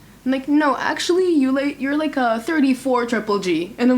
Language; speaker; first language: English; native; English